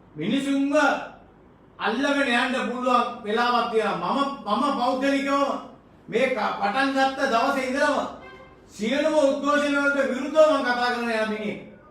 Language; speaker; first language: Sinhala; non-native, local second language; Tamil